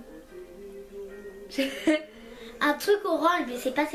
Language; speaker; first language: French; early bilingual, other home language; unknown